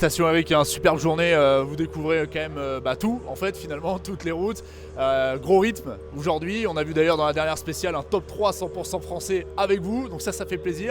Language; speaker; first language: French; native; French